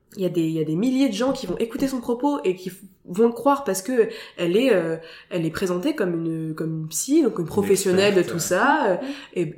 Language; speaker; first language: French; native; French